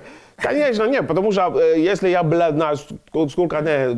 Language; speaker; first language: Russian; non-native, learner; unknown